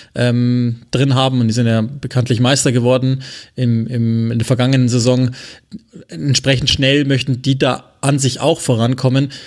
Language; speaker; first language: German; non-native, fluent; French